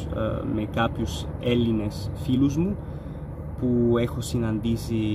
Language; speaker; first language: Greek; non-native, fluent; Arabic